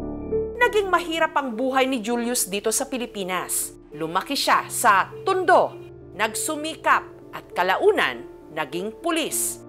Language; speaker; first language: Filipino; native; Filipino